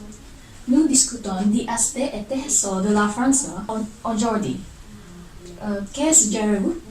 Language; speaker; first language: French; non-native, learner; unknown